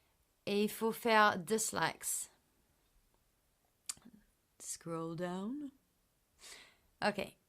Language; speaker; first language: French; non-native, fluent; English